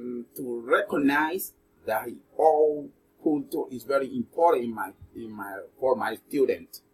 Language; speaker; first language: English; non-native, learner; Spanish